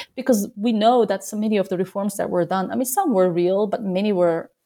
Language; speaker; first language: English; non-native, fluent; Turkish